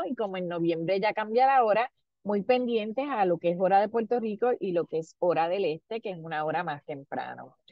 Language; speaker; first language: Spanish; native; Spanish